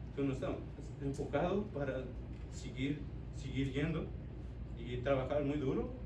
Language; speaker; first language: Spanish; early bilingual, heritage; Spanish